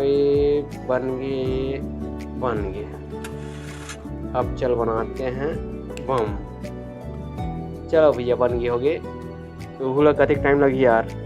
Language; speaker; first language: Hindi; non-native, local second language; Chhattisgarhi